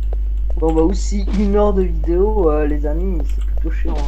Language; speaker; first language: French; native; French